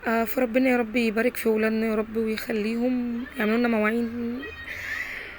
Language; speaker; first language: Arabic; native; Arabic